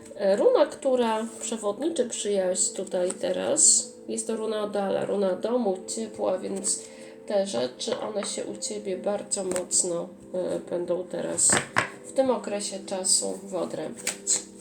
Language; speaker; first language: Polish; native; Polish